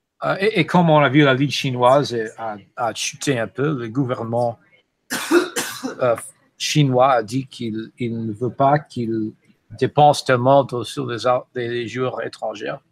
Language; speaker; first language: French; non-native, fluent; English